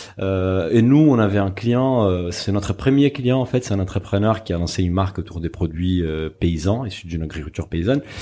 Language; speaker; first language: French; non-native, fluent; Portuguese